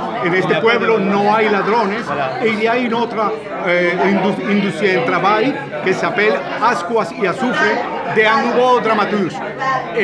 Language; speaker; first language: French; non-native, fluent; Spanish